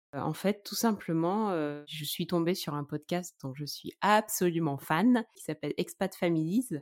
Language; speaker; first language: French; native; French